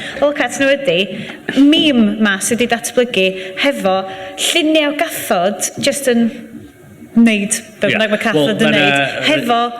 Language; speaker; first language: Welsh; native; Welsh